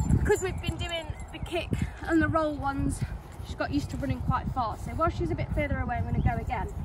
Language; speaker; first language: English; native; English